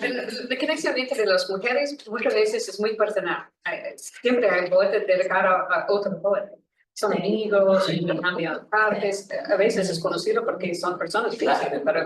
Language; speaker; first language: Spanish; non-native, learner; English